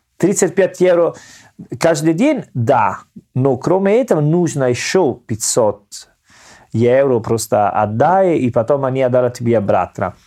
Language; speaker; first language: Russian; non-native, learner; Italian